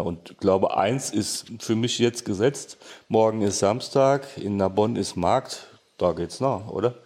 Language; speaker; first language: German; native; German